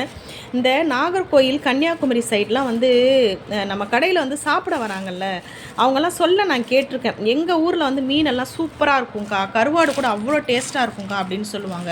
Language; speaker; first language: Tamil; native; Tamil